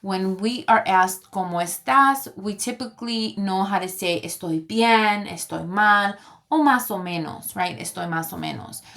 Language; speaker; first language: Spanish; early bilingual, other home language; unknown